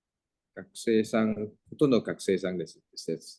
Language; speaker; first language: Japanese; non-native, fluent; Thai